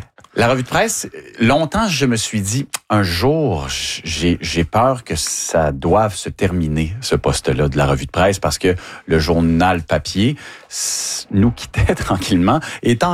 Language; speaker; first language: French; native; French